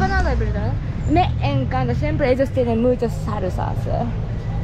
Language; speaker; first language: Spanish; non-native, learner; Japanese